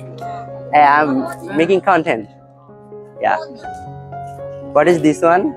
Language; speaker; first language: English; non-native, fluent; Bangla